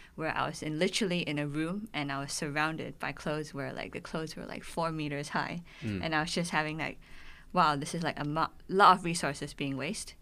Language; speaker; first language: English; non-native, local second language; Cantonese